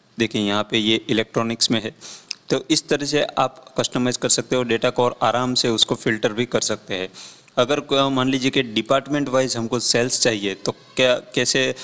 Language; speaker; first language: Hindi; non-native, local second language; Gujarati